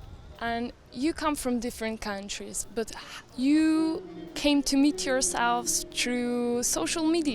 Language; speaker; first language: English; non-native, fluent; Slovenian